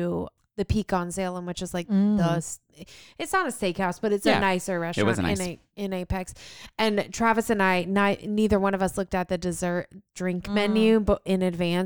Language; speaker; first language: English; native; English